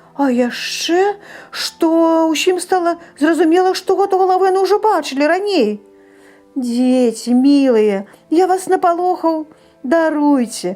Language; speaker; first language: Belarusian; native; Belarusian